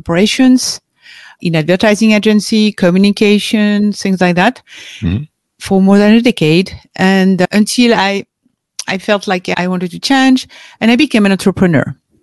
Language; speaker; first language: English; non-native, fluent; French